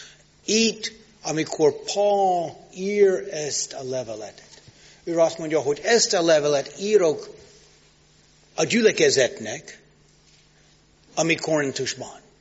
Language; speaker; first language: Hungarian; non-native, learner; English